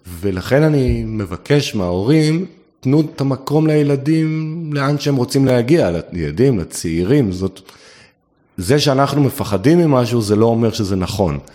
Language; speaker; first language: Hebrew; native; Hebrew